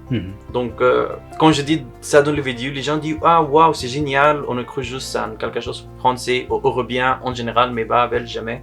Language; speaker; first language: French; non-native, learner; Arabic